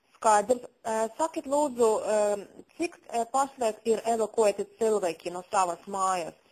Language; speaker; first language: Latvian; non-native, local second language; Russian